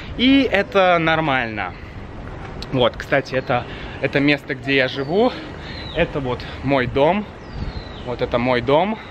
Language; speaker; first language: Russian; native; Russian